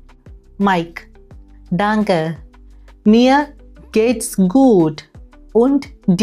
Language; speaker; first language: German; non-native, fluent; Malayalam